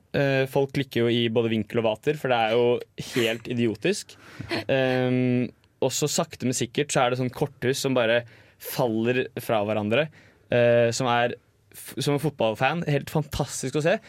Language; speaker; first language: Norwegian; native; Norwegian